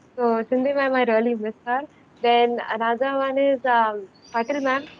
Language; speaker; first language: English; non-native, local second language; Marathi